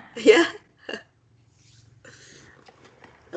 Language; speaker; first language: English; non-native, learner; Vietnamese